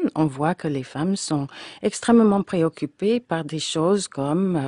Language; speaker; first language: French; non-native, fluent; English